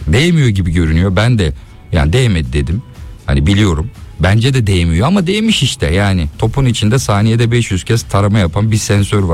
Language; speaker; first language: Turkish; native; Turkish